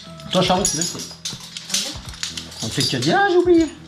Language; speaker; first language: French; native; French